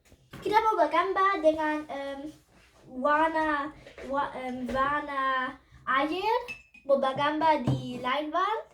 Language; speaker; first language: Indonesian; early bilingual, heritage; Indonesian